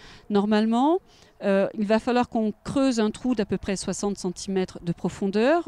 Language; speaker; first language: French; native; French